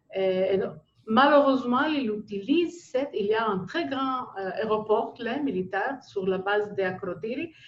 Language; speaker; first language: French; non-native, fluent; Greek